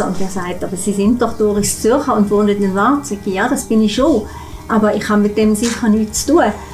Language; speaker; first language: German; native; German